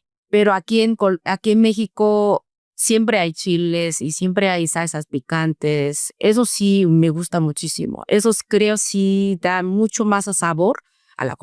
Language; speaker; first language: Spanish; non-native, fluent; Korean